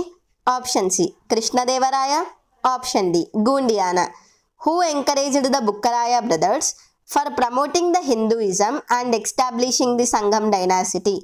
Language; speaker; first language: English; non-native, local second language; Telugu